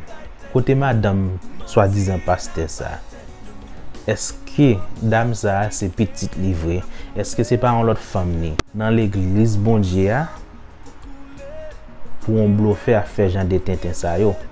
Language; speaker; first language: French; non-native, local second language; Haitian Creole